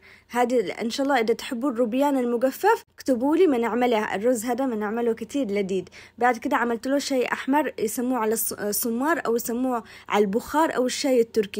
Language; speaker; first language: Arabic; native; Arabic